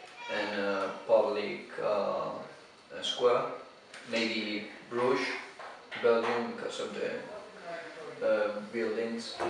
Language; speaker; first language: English; non-native, fluent; Spanish